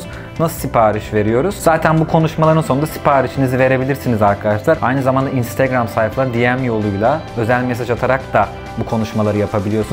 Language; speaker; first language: Turkish; native; Turkish